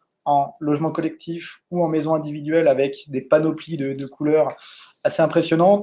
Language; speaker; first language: French; native; French